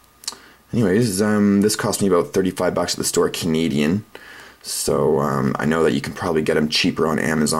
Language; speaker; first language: English; native; English